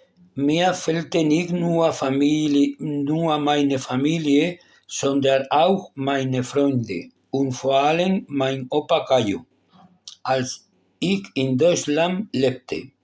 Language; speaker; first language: German; non-native, learner; Spanish